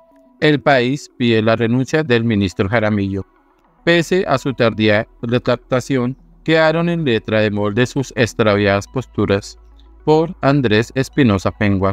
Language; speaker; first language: Spanish; native; Spanish